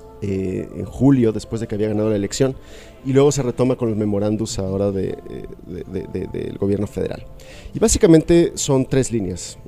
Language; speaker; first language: Spanish; native; Spanish